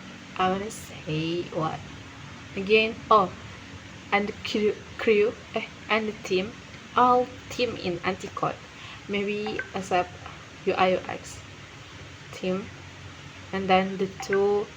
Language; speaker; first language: English; non-native, learner; Indonesian